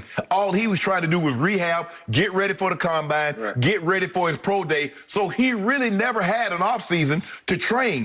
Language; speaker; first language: English; native; English